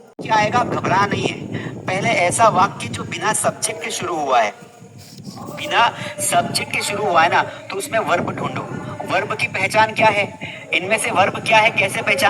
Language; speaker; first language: Hindi; native; Hindi